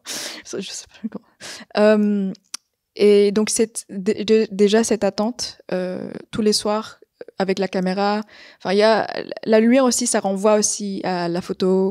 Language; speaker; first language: French; non-native, fluent; Vietnamese